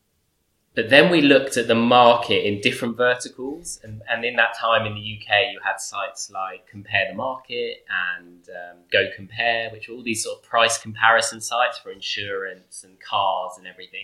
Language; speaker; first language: English; native; English